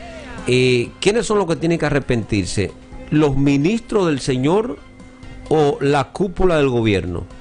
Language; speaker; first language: Spanish; native; Spanish